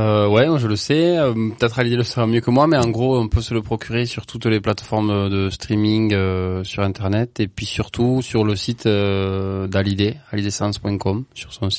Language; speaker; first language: French; native; French